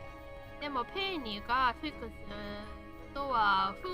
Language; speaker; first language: Japanese; non-native, learner; Chinese